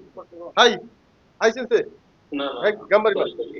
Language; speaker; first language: Japanese; non-native, learner; Bangla